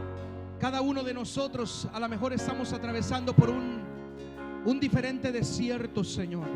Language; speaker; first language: Spanish; native; Spanish